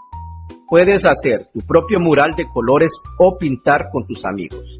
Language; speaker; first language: Spanish; non-native, local second language; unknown